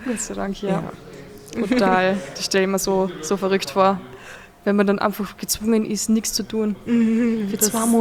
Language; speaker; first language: German; native; German